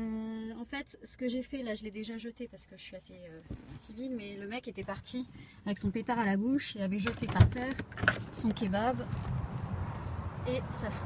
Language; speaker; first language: French; native; French